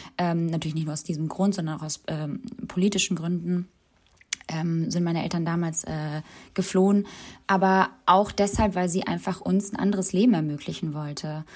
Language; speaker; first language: German; early bilingual, other home language; Albanian